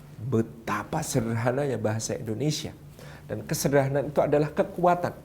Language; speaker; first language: Indonesian; non-native, local second language; Javanese